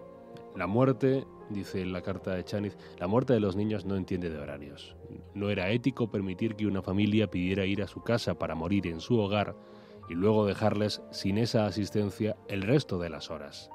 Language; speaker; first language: Spanish; native; Spanish